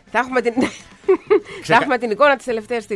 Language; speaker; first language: Greek; native; Greek